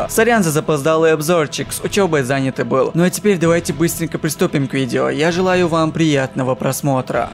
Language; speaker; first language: Russian; native; Russian